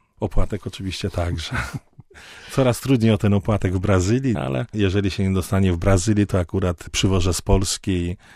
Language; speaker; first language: Polish; native; Polish